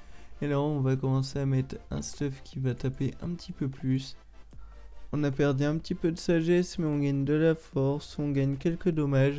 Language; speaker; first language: French; native; French